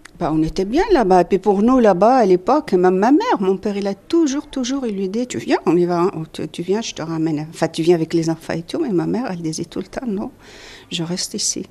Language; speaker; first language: French; non-native, local second language; Arabic